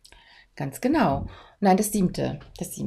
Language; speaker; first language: German; native; German